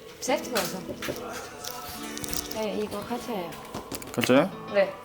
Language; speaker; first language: Korean; non-native, learner; Greek